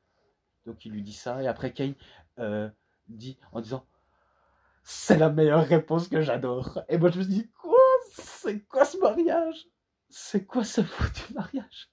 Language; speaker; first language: French; native; French